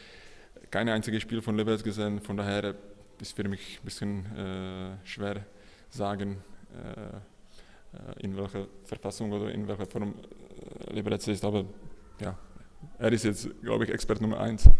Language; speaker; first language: German; non-native, fluent; Czech